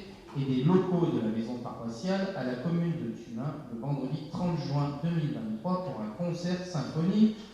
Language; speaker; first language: French; native; French